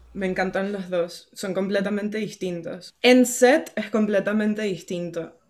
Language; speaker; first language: Spanish; native; Spanish